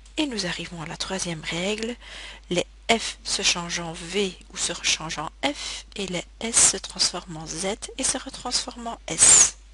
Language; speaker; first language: French; native; French